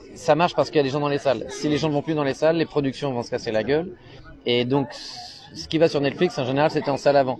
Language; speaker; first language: French; native; French